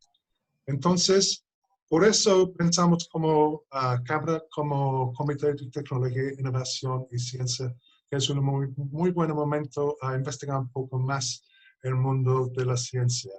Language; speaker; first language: Spanish; non-native, fluent; English